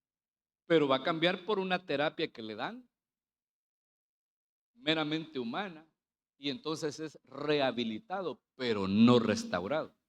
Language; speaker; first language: Spanish; native; Spanish